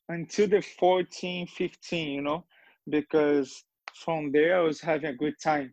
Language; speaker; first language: English; non-native, fluent; Portuguese